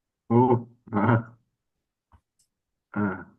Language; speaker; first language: Chinese; non-native, learner; Indonesian